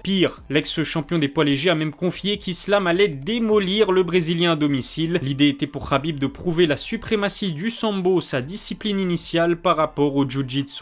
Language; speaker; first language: French; native; French